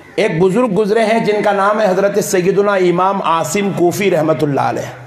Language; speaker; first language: Urdu; native; Urdu